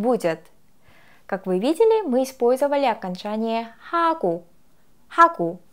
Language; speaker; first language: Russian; non-native, fluent; Korean